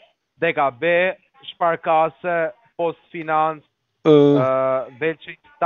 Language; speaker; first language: German; non-native, learner; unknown